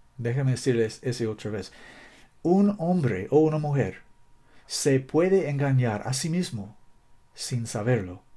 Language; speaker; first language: Spanish; non-native, fluent; English